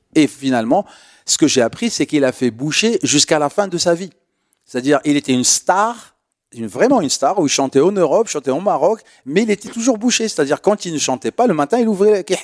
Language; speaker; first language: French; non-native, local second language; Arabic